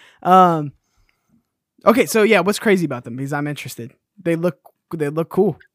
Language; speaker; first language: English; native; English